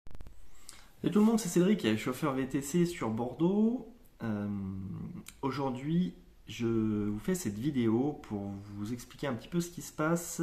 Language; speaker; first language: French; native; French